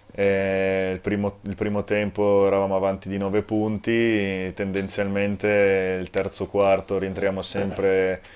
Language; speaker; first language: Italian; native; Italian